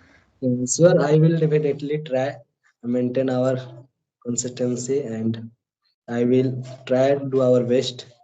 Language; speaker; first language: English; non-native, learner; Hindi